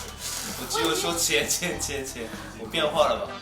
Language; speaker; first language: Chinese; non-native, fluent; Japanese